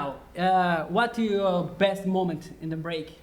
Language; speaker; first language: English; non-native, learner; Portuguese